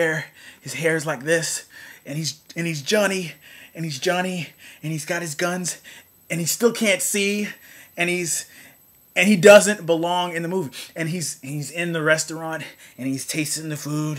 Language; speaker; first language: English; native; English